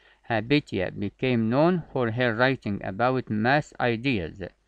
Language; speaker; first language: English; non-native, fluent; Arabic